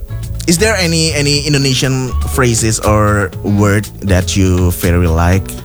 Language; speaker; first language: English; non-native, fluent; Indonesian